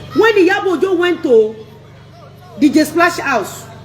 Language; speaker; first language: English; non-native, local second language; Yoruba